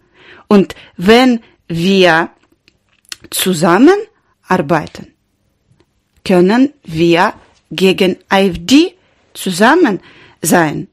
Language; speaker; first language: German; non-native, learner; Ukrainian